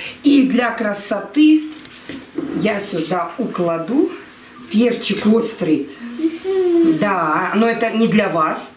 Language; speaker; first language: Russian; native; Russian